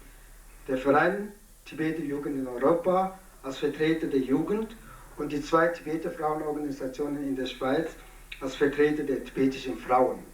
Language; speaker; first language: German; non-native, fluent; Tibetan